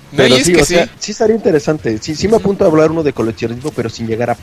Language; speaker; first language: Spanish; native; Spanish